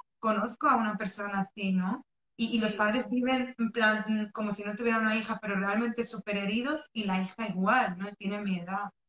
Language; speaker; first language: Spanish; early bilingual, other home language; Arabic